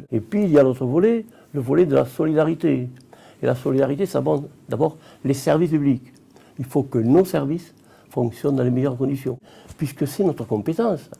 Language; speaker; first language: French; native; French